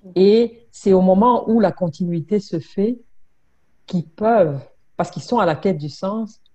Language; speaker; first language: French; non-native, local second language; Kinyarwanda